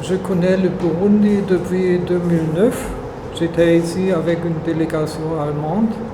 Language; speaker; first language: French; non-native, learner; German